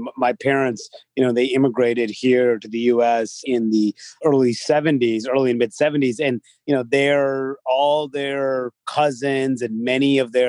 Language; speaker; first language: English; native; English